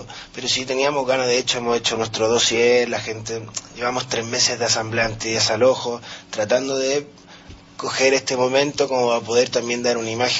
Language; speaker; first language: Spanish; native; Spanish